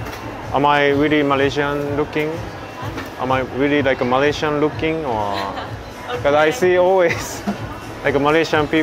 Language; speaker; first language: English; non-native, fluent; Japanese